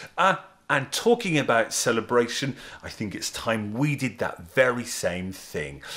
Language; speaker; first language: English; native; English